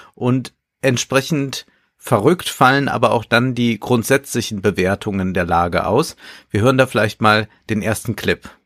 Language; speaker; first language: German; native; German